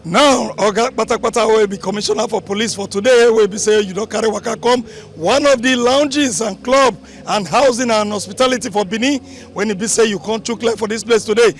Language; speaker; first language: Nigerian Pidgin; native; Nigerian Pidgin